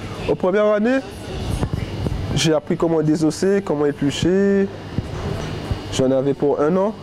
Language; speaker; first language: French; native; French